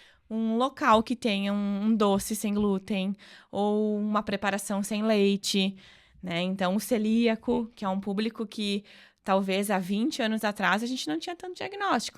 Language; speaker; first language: Portuguese; native; Portuguese